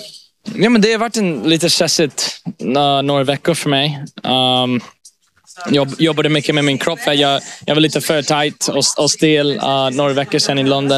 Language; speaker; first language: Swedish; early bilingual, heritage; English